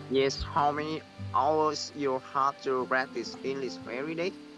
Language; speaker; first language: English; non-native, learner; Vietnamese